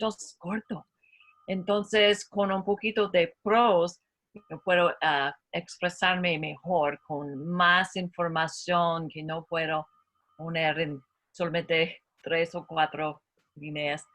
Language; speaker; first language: Spanish; non-native, learner; English